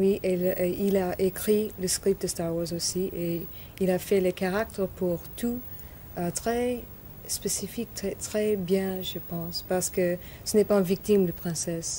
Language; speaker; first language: French; non-native, learner; English